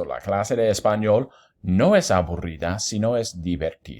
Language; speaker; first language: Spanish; non-native, fluent; English